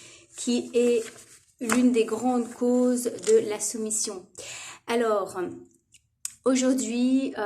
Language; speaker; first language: French; native; French